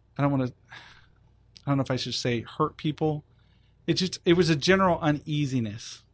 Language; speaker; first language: English; native; English